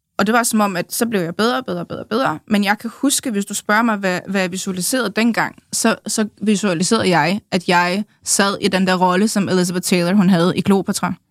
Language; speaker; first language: Danish; early bilingual, other home language; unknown